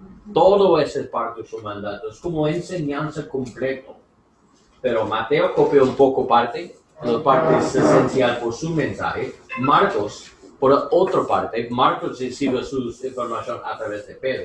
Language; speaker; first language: Spanish; non-native, learner; English